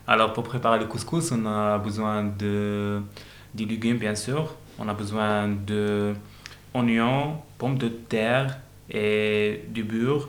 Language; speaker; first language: French; non-native, local second language; Arabic